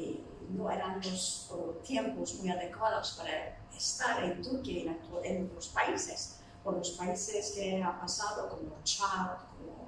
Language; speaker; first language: Spanish; non-native, fluent; Turkish